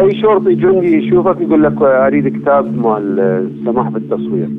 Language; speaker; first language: Arabic; native; Arabic